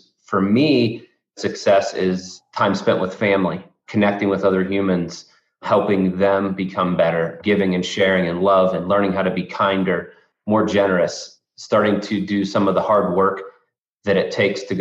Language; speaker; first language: English; native; English